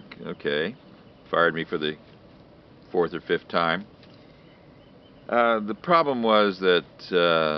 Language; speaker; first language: English; native; English